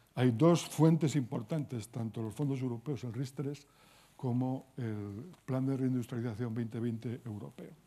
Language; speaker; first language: Spanish; native; Spanish